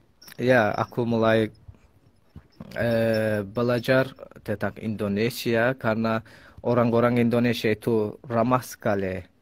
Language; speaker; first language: Indonesian; non-native, learner; Azerbaijani